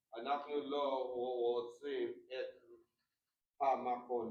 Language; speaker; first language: Hebrew; non-native, learner; English